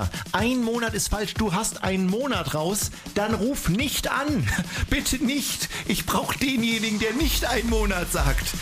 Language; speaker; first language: German; native; German